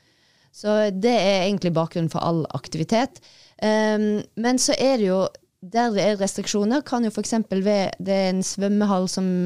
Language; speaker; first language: Norwegian; native; Norwegian